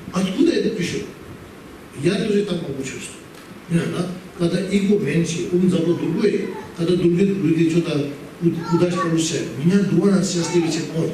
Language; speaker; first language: Russian; non-native, learner; Tibetan